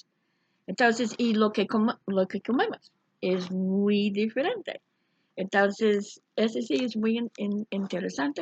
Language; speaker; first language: Spanish; non-native, fluent; English